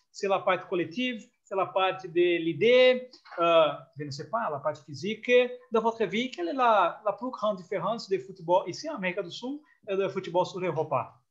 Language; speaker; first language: French; non-native, fluent; Portuguese